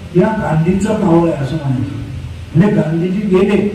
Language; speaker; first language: Marathi; native; Marathi